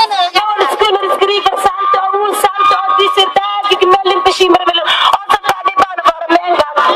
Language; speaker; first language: Norwegian; non-native, learner; Somali